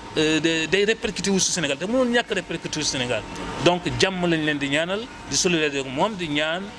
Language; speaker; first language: Wolof; non-native, local second language; Fula